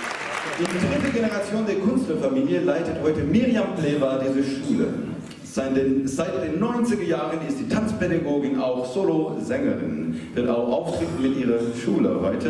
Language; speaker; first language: German; non-native, fluent; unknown